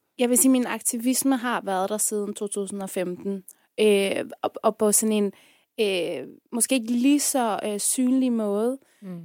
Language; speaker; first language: Danish; early bilingual, other home language; Persian